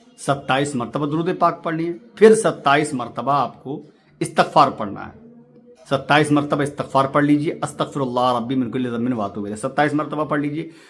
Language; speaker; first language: Urdu; native; Urdu